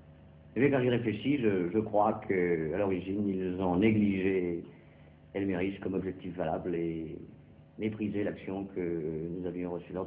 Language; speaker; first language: French; native; French